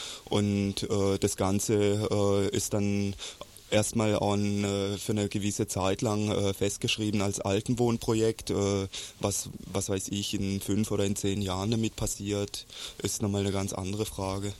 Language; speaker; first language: German; native; German